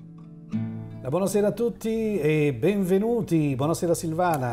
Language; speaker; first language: Italian; native; Italian